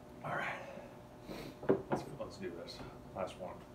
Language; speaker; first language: English; native; English